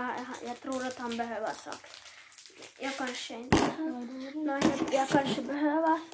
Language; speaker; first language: Swedish; early bilingual, other home language; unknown